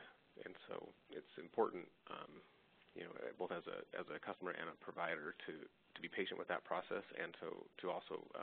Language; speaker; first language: English; native; English